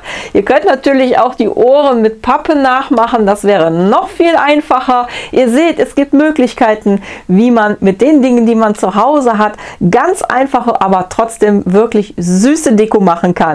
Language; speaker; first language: German; native; German